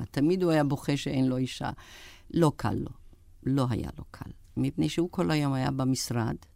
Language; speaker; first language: Hebrew; non-native, fluent; German